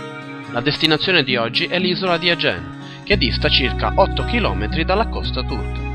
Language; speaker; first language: Italian; native; Italian